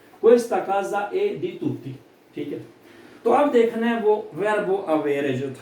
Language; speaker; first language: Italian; non-native, fluent; Urdu